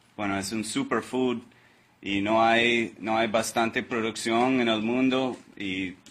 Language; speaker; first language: Spanish; non-native, learner; English